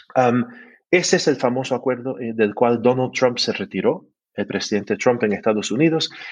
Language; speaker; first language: Spanish; early bilingual, heritage; Spanish